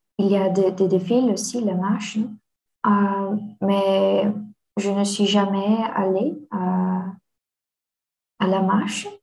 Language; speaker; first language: French; non-native, learner; Portuguese